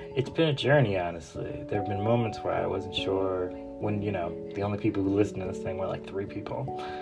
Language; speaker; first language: English; native; English